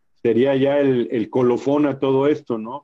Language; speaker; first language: Spanish; native; Spanish